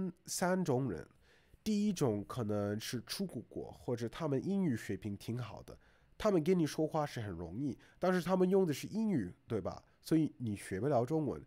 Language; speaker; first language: Chinese; non-native, fluent; English